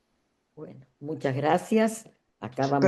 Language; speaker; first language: Spanish; native; Spanish